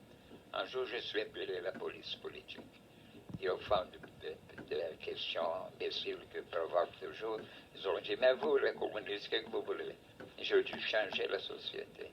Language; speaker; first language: French; non-native, fluent; Portuguese